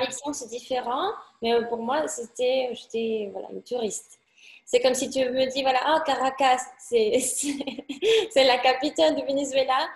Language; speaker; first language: French; non-native, fluent; Spanish